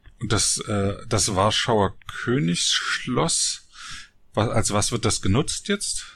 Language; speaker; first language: German; native; German